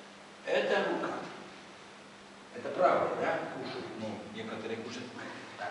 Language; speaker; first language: Russian; non-native, learner; Korean